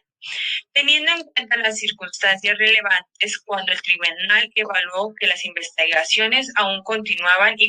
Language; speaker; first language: Spanish; native; Spanish